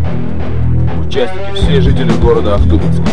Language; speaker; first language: Russian; native; Russian